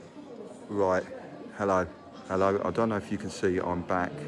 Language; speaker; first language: English; native; English